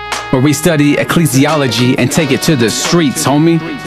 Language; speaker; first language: English; early bilingual, other home language; Spanish